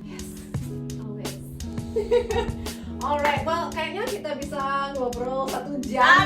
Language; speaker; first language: Indonesian; non-native, fluent; English